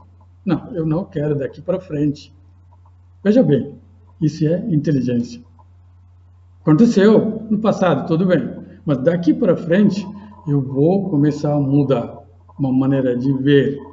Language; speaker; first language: Portuguese; non-native, fluent; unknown